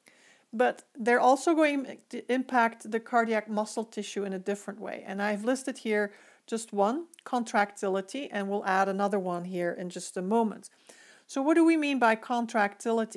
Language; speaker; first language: English; native; English